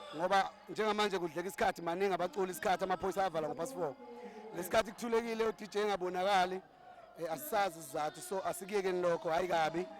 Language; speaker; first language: Zulu; native; Zulu